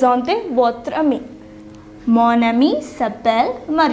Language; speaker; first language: French; non-native, learner; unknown